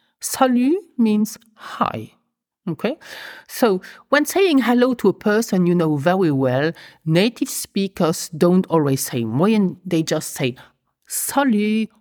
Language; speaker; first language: English; non-native, fluent; Luxembourgish